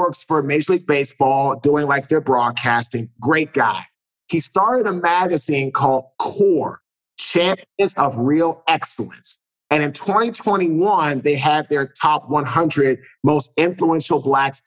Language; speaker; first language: English; native; English